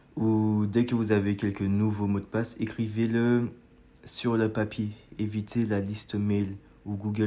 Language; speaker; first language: French; native; French